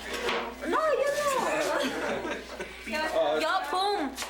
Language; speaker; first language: Spanish; native; Spanish